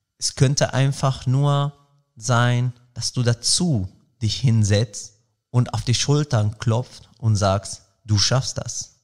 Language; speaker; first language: German; non-native, fluent; Arabic